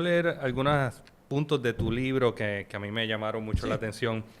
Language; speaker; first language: Spanish; native; Spanish